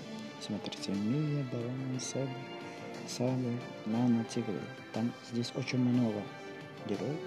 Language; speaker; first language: Russian; non-native, local second language; Uzbek